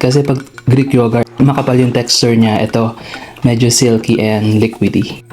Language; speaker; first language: Filipino; native; Filipino